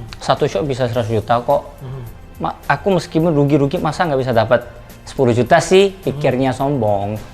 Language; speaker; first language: Indonesian; non-native, fluent; Korean